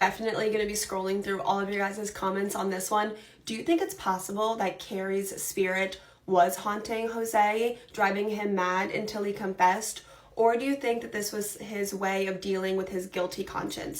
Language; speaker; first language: English; native; English